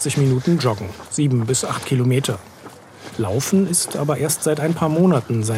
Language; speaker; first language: German; native; German